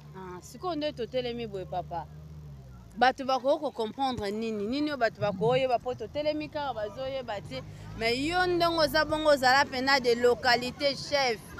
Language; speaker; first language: Lingala; native; Lingala